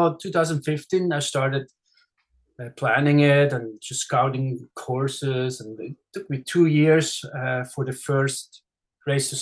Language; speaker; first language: English; non-native, fluent; Swiss German